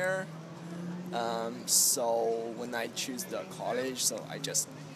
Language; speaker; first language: English; non-native, fluent; Chinese